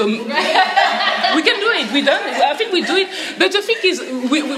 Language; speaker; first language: English; non-native, fluent; French